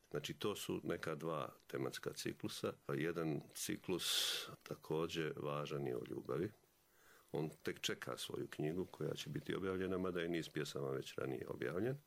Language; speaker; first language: Bosnian; native; Bosnian